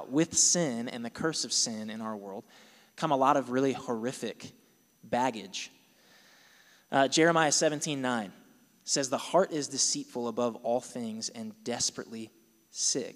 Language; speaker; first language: English; native; English